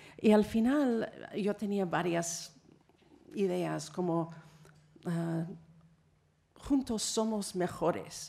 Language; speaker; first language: Spanish; non-native, fluent; English